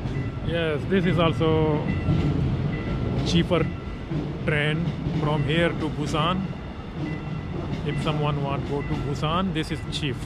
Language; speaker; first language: English; non-native, learner; Urdu